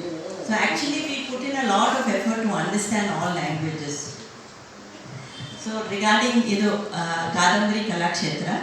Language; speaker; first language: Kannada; non-native, local second language; Telugu